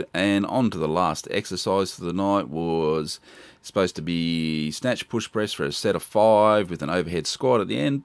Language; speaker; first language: English; native; English